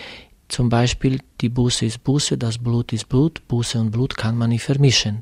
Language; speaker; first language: German; non-native, fluent; Serbian